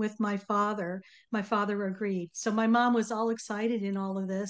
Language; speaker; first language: English; native; English